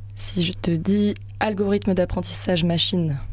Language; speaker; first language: French; native; French